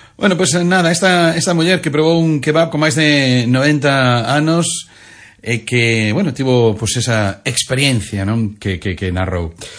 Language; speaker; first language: Galician; native; Galician